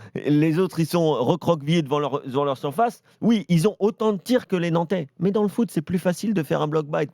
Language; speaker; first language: French; native; French